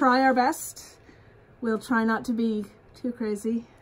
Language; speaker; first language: English; native; English